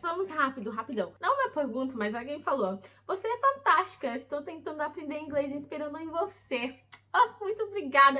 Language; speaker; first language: Portuguese; early bilingual, heritage; English